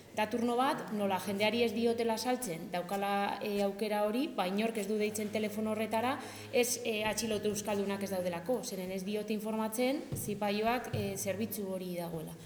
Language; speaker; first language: Basque; non-native, local second language; Spanish